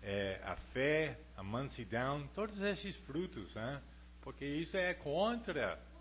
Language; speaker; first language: Portuguese; non-native, fluent; English